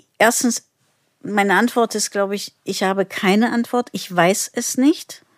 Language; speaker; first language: German; non-native, fluent; Turkish